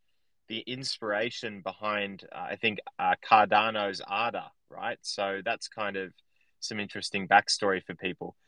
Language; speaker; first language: English; native; English